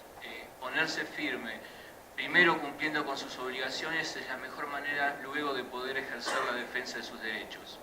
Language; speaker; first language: Spanish; native; Spanish